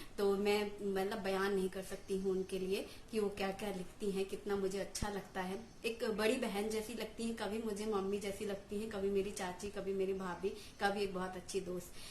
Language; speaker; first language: Hindi; native; Hindi